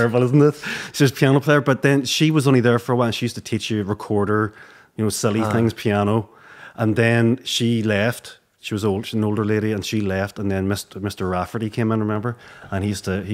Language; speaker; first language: English; native; English